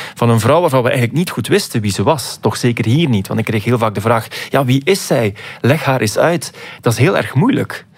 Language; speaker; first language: Dutch; native; Dutch